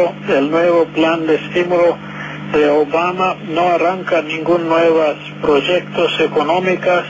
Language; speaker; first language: Spanish; non-native, fluent; English